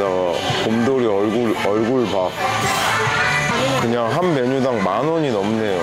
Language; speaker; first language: Korean; native; Korean